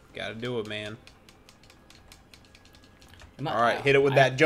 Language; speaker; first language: English; native; English